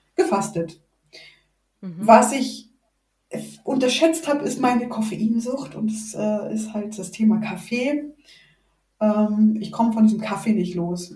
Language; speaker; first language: German; native; German